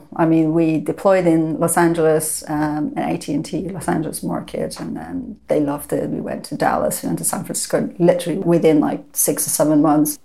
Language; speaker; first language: English; non-native, fluent; Persian